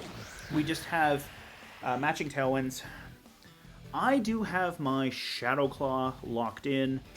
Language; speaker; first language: English; native; English